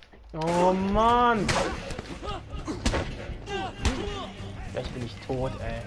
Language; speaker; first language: German; native; German